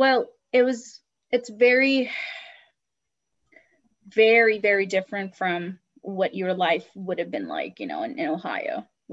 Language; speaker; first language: English; non-native, local second language; Sylheti